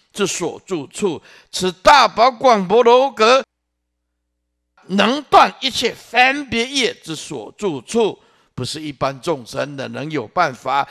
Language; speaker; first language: Chinese; non-native, local second language; Min Nan Chinese